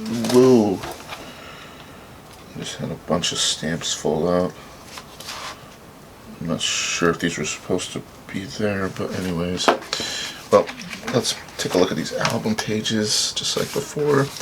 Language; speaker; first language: English; native; English